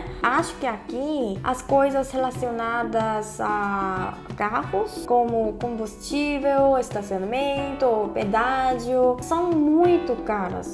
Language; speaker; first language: Portuguese; non-native, fluent; Korean